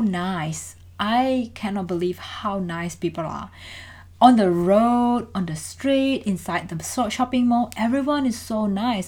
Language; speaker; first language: English; non-native, fluent; Indonesian